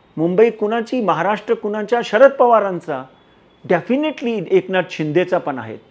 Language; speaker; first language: Hindi; native; Hindi